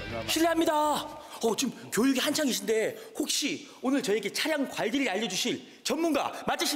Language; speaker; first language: Korean; native; Korean